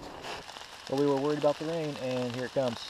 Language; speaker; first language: English; native; English